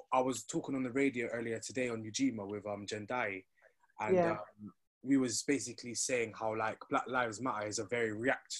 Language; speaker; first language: English; native; English